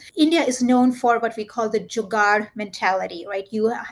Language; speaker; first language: English; early bilingual, heritage; German